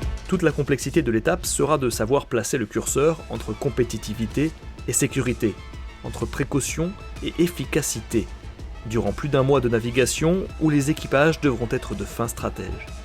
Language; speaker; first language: French; native; French